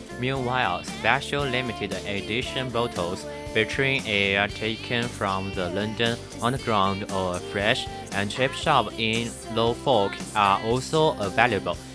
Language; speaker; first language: English; non-native, fluent; Chinese